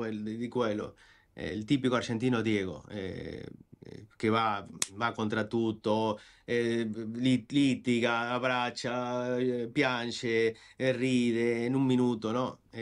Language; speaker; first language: Italian; non-native, fluent; Spanish